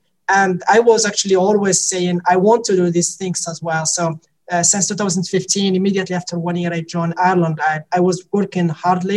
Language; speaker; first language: English; non-native, fluent; Arabic